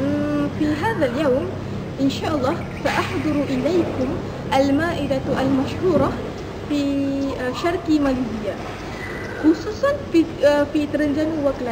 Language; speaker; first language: Arabic; non-native, learner; Malay